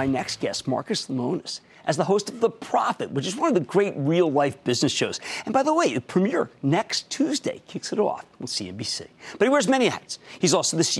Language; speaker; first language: English; native; English